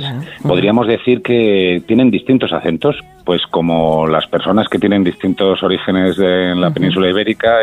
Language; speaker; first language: Spanish; native; Spanish